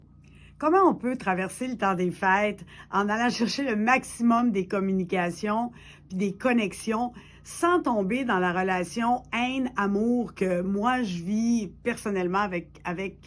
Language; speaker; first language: French; native; French